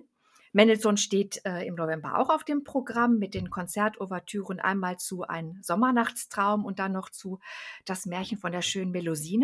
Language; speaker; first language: German; native; German